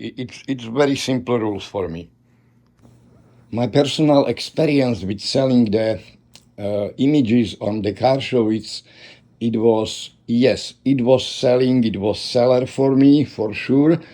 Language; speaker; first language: English; non-native, learner; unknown